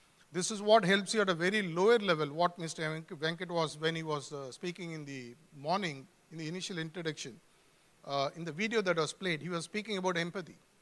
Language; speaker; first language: English; non-native, local second language; Tamil